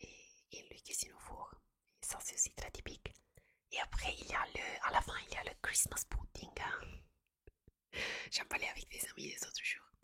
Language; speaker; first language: French; non-native, fluent; Italian